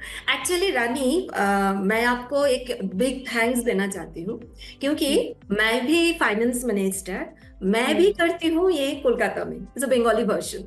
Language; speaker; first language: Hindi; non-native, local second language; Bangla